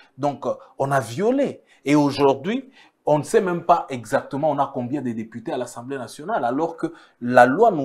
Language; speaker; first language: French; non-native, local second language; Swahili